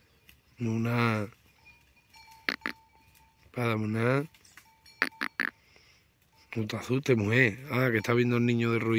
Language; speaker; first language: Spanish; native; Spanish